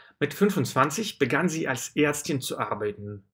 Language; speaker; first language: German; non-native, fluent; Russian